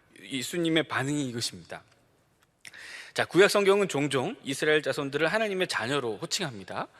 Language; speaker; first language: Korean; native; Korean